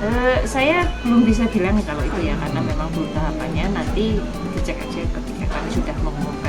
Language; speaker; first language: Indonesian; native; Indonesian